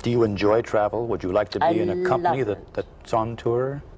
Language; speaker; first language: English; native; English